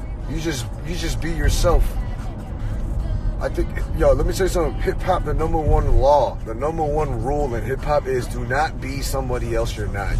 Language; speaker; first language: English; early bilingual, other home language; Korean